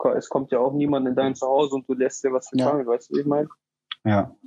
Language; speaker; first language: German; native; German